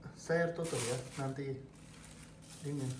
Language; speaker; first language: Indonesian; non-native, learner; Urdu